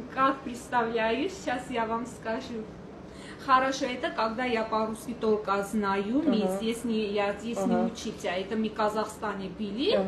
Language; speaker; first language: Russian; non-native, learner; Armenian